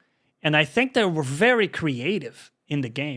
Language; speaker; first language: English; native; English